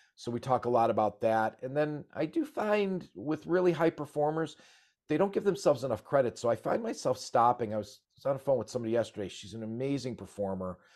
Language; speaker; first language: English; native; English